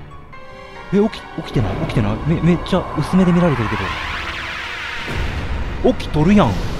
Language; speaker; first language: Japanese; native; Japanese